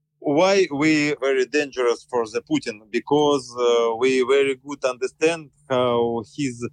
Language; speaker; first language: English; non-native, learner; Russian